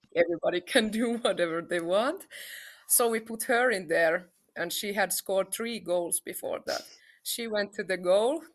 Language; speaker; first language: English; non-native, fluent; Finnish